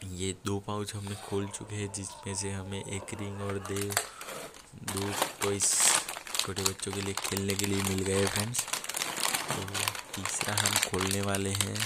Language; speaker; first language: Hindi; native; Hindi